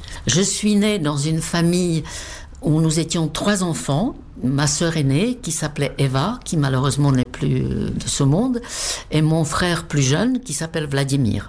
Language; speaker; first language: French; non-native, fluent; Czech